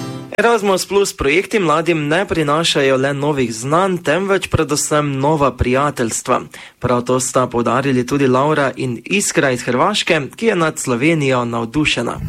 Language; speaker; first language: Slovenian; native; Slovenian